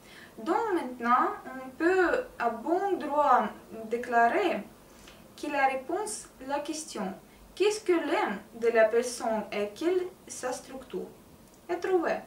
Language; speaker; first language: French; non-native, learner; Russian